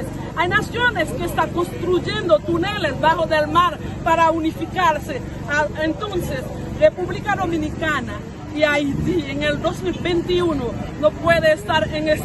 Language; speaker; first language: Spanish; non-native, fluent; Haitian Creole